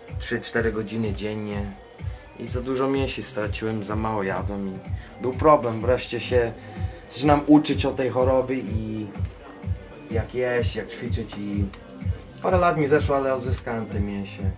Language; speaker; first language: Polish; early bilingual, heritage; Polish